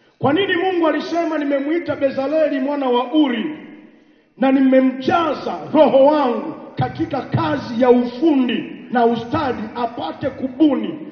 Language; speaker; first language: Swahili; native; Swahili